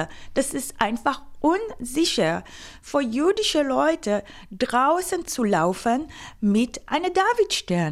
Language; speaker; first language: German; non-native, fluent; Hebrew